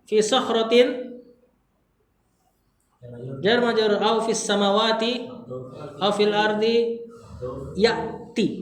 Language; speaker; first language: Arabic; non-native, fluent; Indonesian